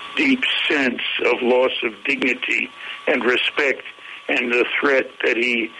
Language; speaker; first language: English; native; English